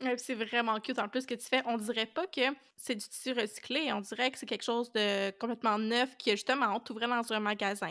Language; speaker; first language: French; native; French